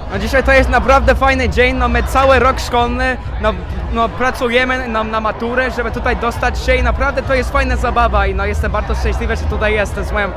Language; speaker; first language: Polish; early bilingual, heritage; Polish